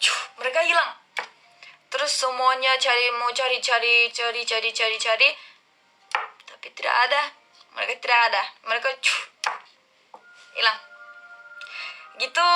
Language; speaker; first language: Indonesian; non-native, learner; Turkish